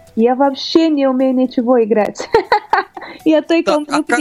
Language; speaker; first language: Russian; non-native, learner; Portuguese